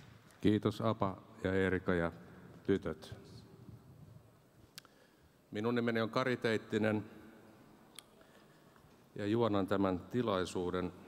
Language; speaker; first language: Finnish; native; Finnish